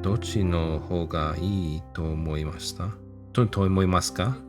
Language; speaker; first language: Japanese; non-native, learner; English